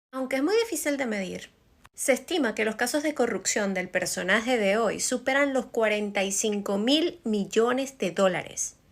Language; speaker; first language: Spanish; native; Spanish